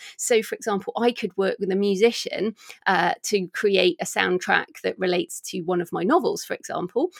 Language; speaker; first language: English; native; English